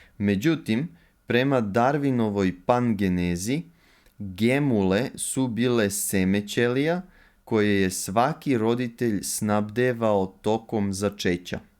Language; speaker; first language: Serbian; native; Serbian